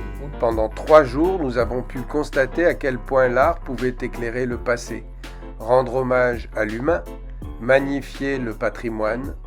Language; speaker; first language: French; native; French